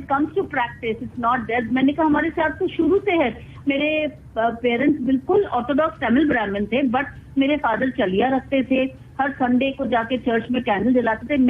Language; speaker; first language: Hindi; non-native, local second language; Tamil